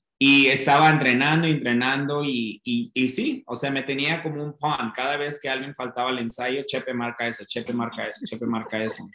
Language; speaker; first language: Spanish; non-native, fluent; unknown